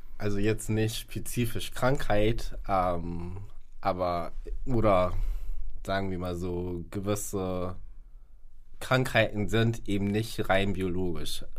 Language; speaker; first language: German; early bilingual, other home language; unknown